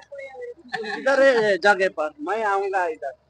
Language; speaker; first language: Hindi; non-native, learner; Nepali